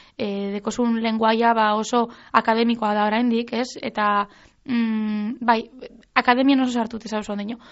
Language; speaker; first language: Basque; native; Basque